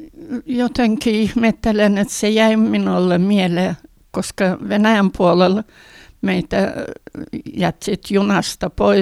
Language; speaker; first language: Finnish; early bilingual, heritage; Finnish